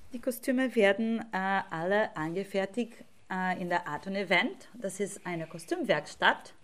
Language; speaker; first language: German; non-native, fluent; Portuguese